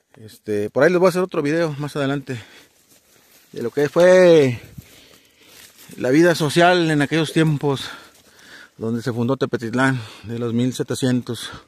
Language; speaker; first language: Spanish; native; Spanish